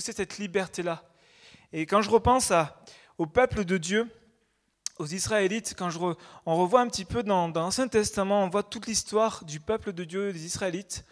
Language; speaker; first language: French; native; French